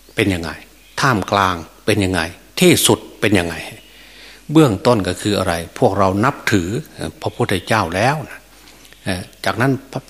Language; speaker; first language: Thai; native; Thai